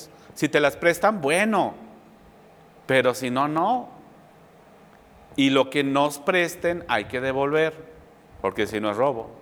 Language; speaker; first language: Spanish; native; Spanish